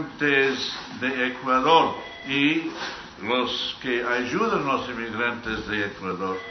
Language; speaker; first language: Spanish; non-native, fluent; English